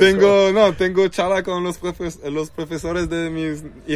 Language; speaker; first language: Spanish; non-native, learner; French